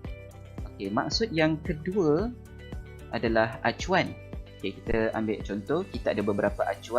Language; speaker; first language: Malay; native; Malay